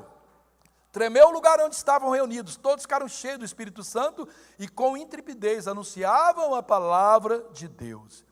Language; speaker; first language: Portuguese; native; Portuguese